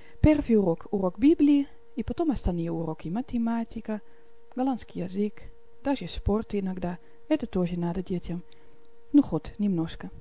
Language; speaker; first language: Russian; non-native, fluent; Dutch